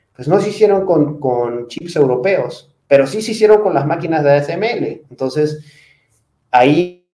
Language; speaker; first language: Spanish; native; Spanish